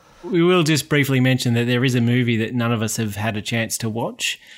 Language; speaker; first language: English; native; English